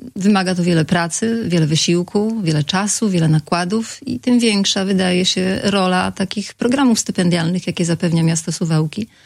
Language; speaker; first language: Polish; native; Polish